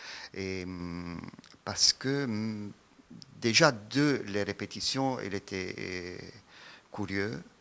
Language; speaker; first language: French; non-native, fluent; Italian